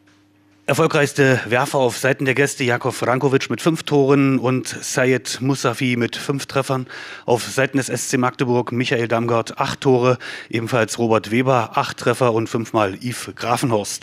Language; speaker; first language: German; native; German